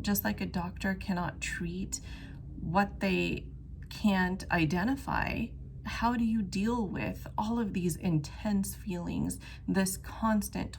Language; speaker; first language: English; native; English